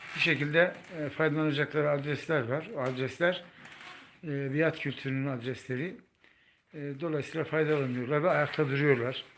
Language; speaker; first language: Turkish; native; Turkish